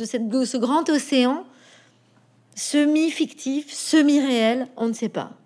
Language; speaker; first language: French; native; French